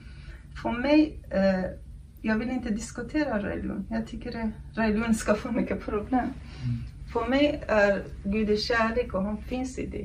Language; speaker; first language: Swedish; non-native, fluent; Kurdish